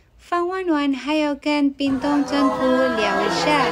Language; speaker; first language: Chinese; non-native, learner; Filipino